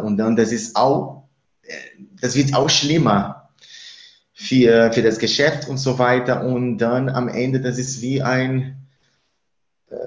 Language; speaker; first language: German; non-native, fluent; Spanish